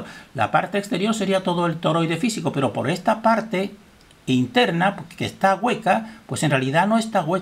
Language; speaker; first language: Spanish; native; Spanish